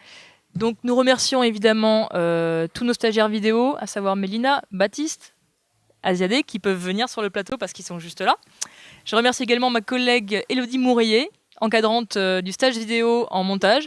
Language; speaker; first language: French; native; French